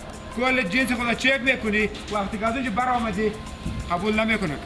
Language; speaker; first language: Persian; non-native, local second language; Pashto